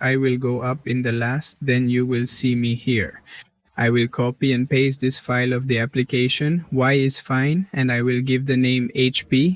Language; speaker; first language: English; non-native, learner; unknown